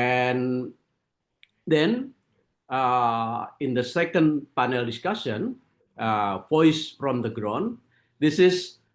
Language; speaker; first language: English; non-native, learner; Indonesian